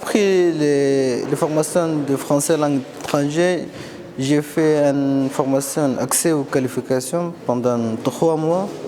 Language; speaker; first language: French; non-native, fluent; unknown